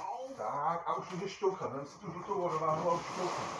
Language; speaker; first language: Czech; native; Czech